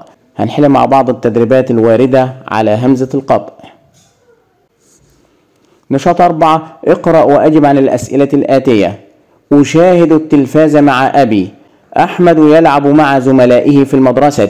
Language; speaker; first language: Arabic; native; Arabic